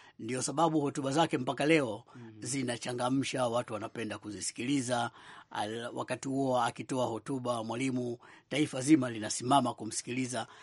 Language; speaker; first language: Swahili; native; Swahili